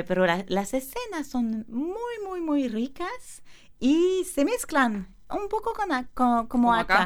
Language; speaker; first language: Spanish; non-native, learner; French